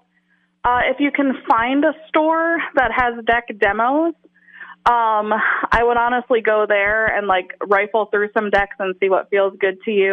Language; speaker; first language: English; native; English